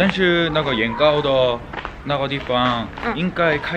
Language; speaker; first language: Chinese; non-native, learner; Korean